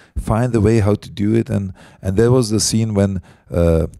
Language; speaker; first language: English; non-native, fluent; Czech